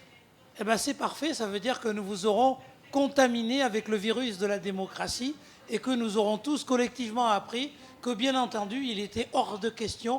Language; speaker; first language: French; native; French